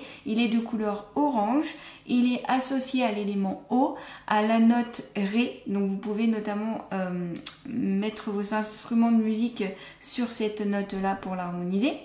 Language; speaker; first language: French; native; French